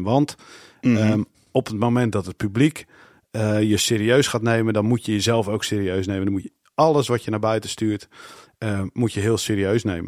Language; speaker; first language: Dutch; native; Dutch